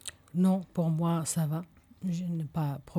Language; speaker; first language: French; non-native, learner; Arabic